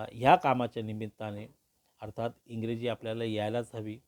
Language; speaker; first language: Marathi; non-native, local second language; Hindi